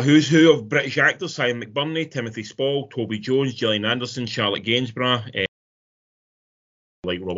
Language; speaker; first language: English; native; English